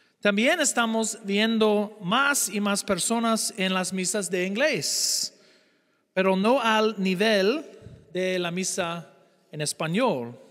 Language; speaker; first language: Spanish; non-native, fluent; English